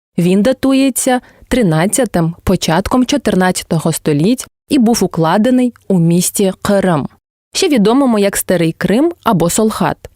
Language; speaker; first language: Ukrainian; non-native, local second language; Crimean Tatar